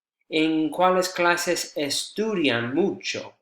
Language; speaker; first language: Spanish; non-native, fluent; English